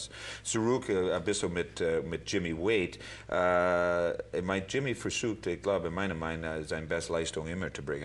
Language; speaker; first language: German; non-native, learner; English